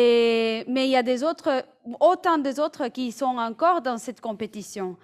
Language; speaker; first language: French; non-native, fluent; Spanish